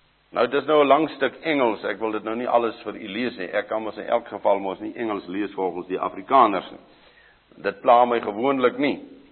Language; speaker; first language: Afrikaans; native; Afrikaans